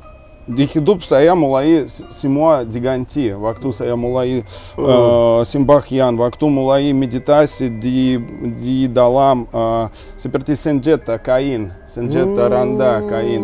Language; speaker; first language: Indonesian; non-native, learner; Russian